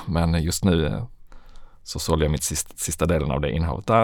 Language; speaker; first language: Swedish; native; Swedish